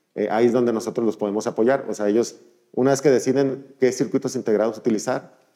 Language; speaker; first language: Spanish; native; Spanish